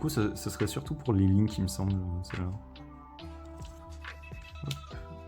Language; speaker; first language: French; native; French